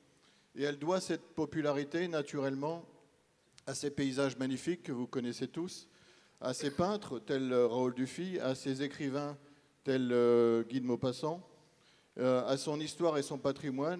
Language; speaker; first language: French; native; French